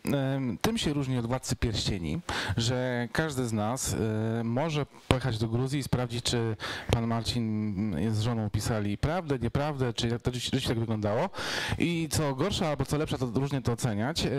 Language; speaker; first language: Polish; native; Polish